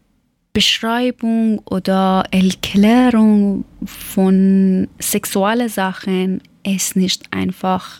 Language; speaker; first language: German; non-native, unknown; Persian